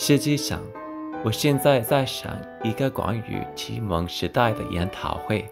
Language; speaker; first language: Chinese; non-native, learner; English